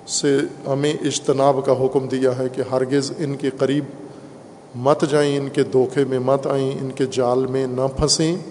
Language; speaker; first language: Urdu; non-native, local second language; Punjabi